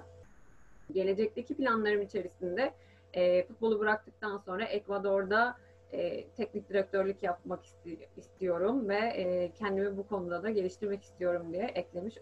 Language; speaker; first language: Turkish; native; Turkish